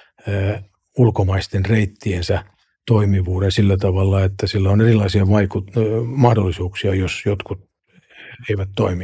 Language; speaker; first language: Finnish; native; Finnish